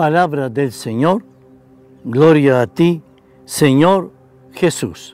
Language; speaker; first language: Spanish; native; Spanish